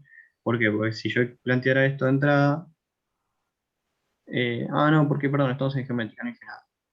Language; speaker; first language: Spanish; native; Spanish